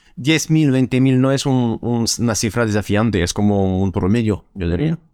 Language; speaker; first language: Spanish; non-native, fluent; French